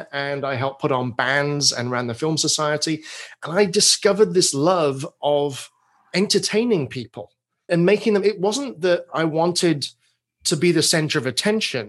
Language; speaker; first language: English; native; English